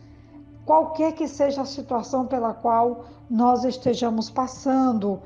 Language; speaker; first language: Portuguese; native; Portuguese